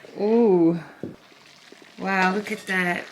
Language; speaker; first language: English; native; English